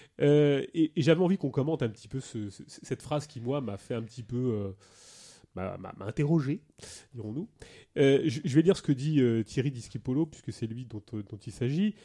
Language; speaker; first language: French; native; French